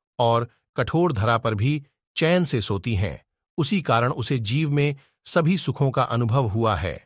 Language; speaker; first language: Hindi; native; Hindi